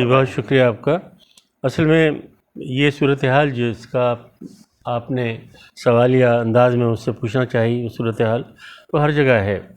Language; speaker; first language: Urdu; native; Urdu